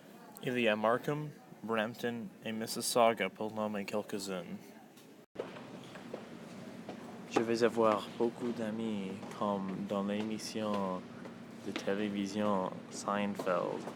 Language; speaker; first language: French; non-native, local second language; English